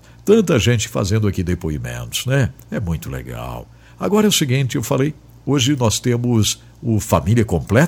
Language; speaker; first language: Portuguese; native; Portuguese